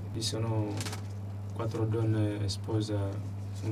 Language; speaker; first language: Italian; non-native, learner; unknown